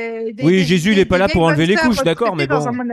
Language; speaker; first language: French; native; French